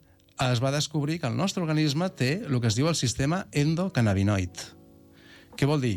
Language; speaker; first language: Catalan; native; Catalan